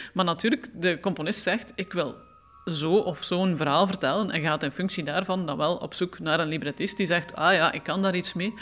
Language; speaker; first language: Dutch; native; Dutch